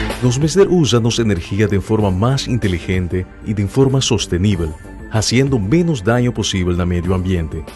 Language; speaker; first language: Spanish; non-native, local second language; Papiamento